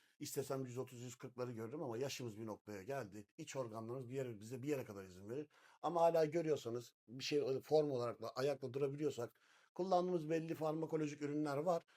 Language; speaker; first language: Turkish; native; Turkish